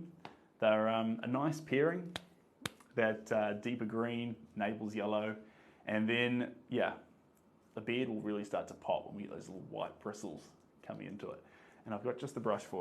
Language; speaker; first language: English; native; English